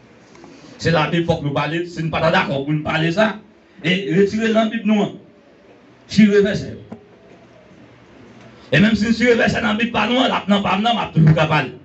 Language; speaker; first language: French; non-native, learner; Haitian Creole